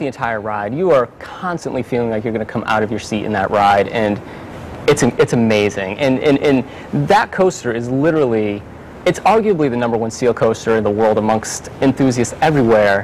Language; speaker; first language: English; native; English